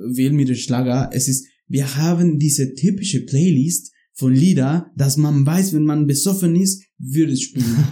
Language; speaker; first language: German; non-native, learner; Spanish